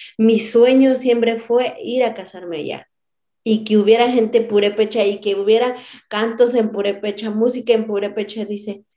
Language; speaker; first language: Spanish; non-native, local second language; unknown